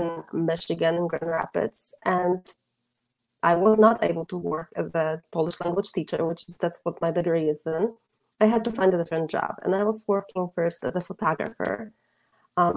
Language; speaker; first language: English; non-native, fluent; Polish